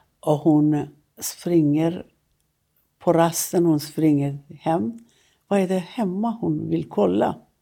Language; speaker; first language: Swedish; non-native, fluent; Persian